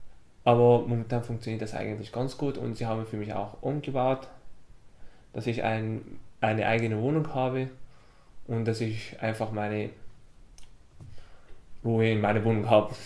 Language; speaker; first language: German; non-native, fluent; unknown